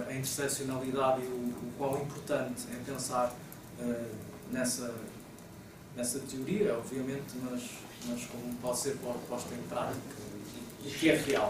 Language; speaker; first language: Portuguese; native; Portuguese